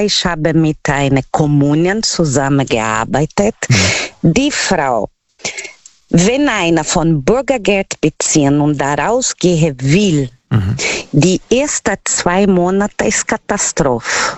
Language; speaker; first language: German; non-native, fluent; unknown